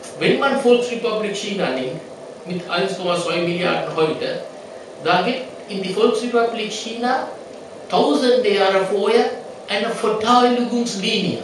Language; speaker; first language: German; non-native, learner; Sinhala